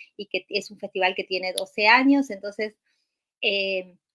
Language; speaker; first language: Spanish; native; Spanish